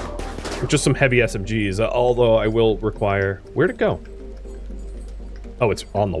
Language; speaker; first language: English; native; English